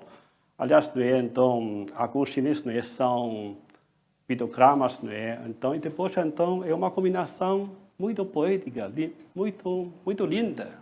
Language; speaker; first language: Portuguese; non-native, fluent; Chinese